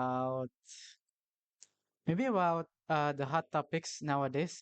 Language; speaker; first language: English; non-native, learner; Indonesian